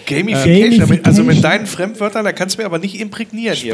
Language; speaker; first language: German; native; German